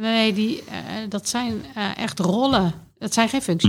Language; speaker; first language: Dutch; native; Dutch